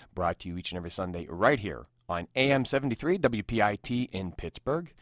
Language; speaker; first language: English; native; English